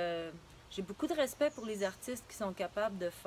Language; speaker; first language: French; native; French